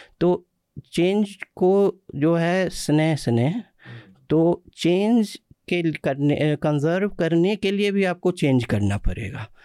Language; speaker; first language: Hindi; native; Hindi